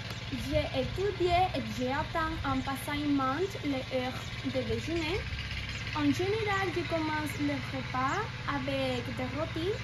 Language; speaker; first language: French; non-native, learner; Spanish